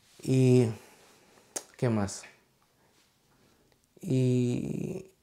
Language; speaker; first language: Spanish; early bilingual, heritage; Spanish